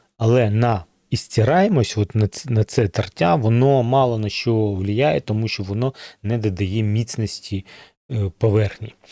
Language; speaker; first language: Ukrainian; non-native, local second language; Russian